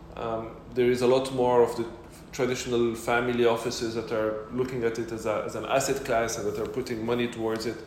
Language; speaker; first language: English; non-native, fluent; Arabic